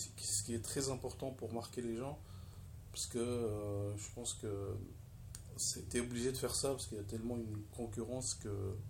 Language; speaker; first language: French; non-native, local second language; Arabic